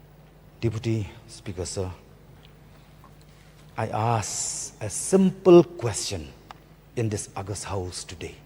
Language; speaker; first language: English; non-native, local second language; Khasi